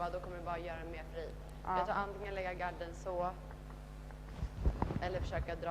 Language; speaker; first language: Swedish; native; Swedish